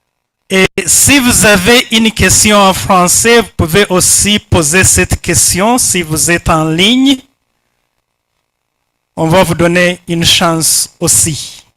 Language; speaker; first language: French; non-native, fluent; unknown